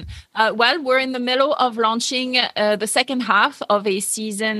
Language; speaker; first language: English; non-native, fluent; French